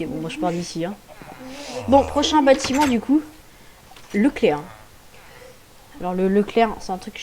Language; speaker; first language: French; native; French